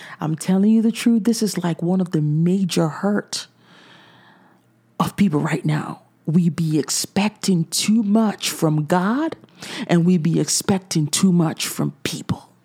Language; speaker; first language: English; native; English